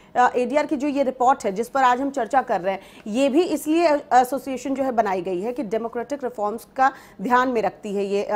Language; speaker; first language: Hindi; native; Hindi